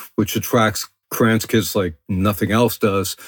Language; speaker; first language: English; early bilingual, other home language; French